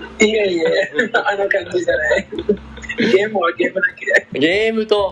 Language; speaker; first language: Japanese; non-native, learner; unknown